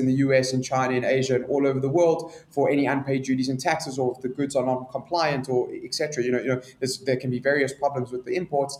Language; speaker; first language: English; native; English